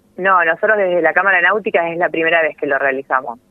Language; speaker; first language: Spanish; native; Spanish